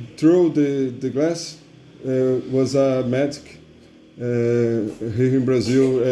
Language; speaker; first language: English; non-native, learner; Portuguese